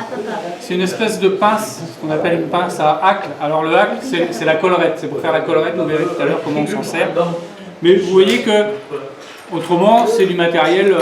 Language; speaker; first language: French; native; French